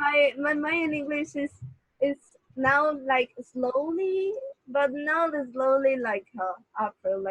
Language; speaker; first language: English; non-native, learner; Spanish